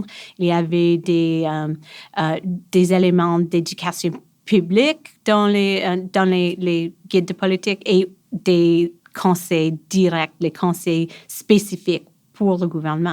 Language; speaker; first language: French; non-native, local second language; English